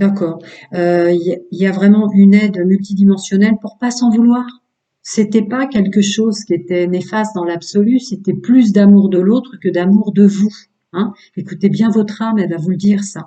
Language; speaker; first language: French; native; French